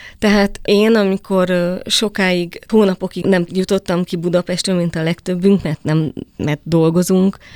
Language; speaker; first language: Hungarian; native; Hungarian